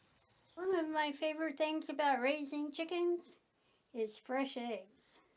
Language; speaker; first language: English; native; English